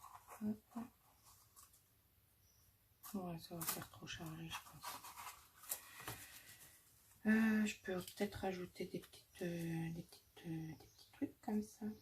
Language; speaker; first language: French; native; French